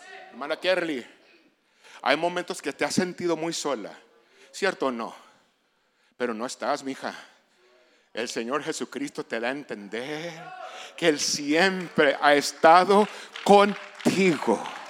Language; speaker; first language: Spanish; native; Spanish